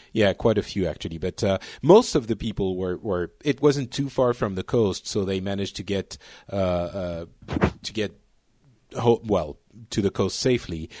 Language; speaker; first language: English; non-native, fluent; French